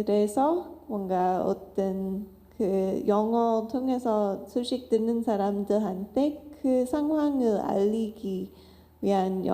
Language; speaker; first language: Korean; non-native, fluent; English